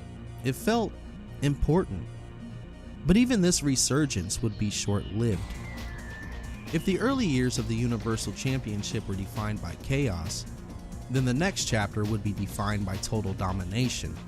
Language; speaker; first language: English; native; English